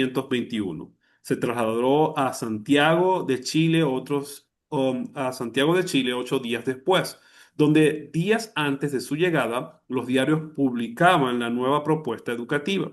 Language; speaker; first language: Spanish; native; Spanish